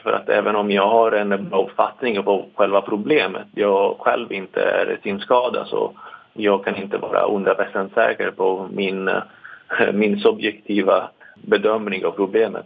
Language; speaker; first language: Swedish; non-native, fluent; Italian